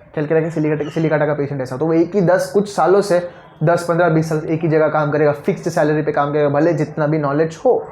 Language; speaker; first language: Hindi; non-native, local second language; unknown